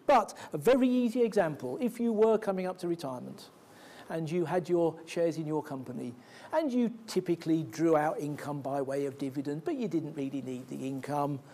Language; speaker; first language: English; native; English